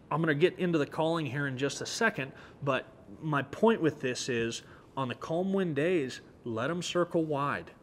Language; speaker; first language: English; native; English